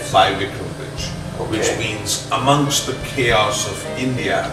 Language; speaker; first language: English; non-native, local second language; Punjabi